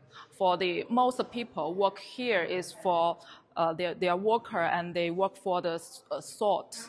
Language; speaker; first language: English; non-native, learner; Chinese